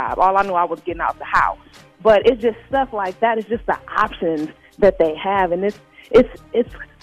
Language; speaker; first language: English; native; English